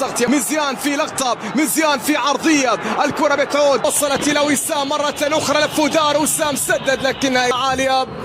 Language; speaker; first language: Arabic; native; Arabic